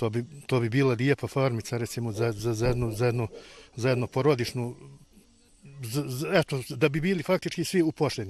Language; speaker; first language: Bosnian; native; Bosnian